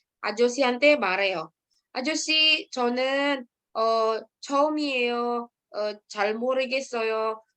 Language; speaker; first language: Korean; non-native, fluent; Indonesian